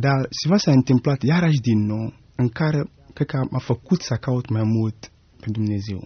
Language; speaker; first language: Romanian; non-native, fluent; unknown